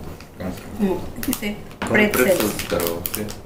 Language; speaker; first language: Spanish; native; Spanish